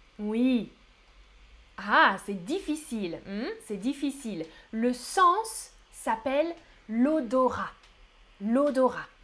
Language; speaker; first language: French; native; French